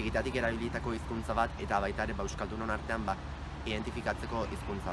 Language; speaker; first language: Basque; native; Basque